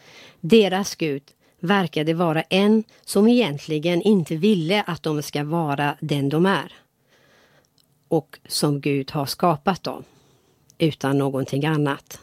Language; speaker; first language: Swedish; non-native, fluent; Persian